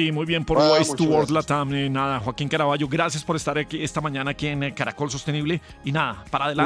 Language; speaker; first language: Spanish; native; Spanish